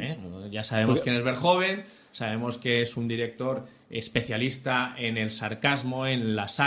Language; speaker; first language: Spanish; native; Spanish